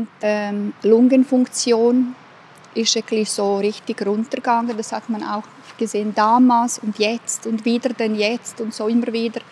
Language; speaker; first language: German; non-native, fluent; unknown